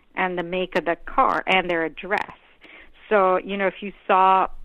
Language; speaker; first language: English; non-native, local second language; Hindi